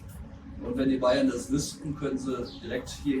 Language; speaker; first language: German; native; German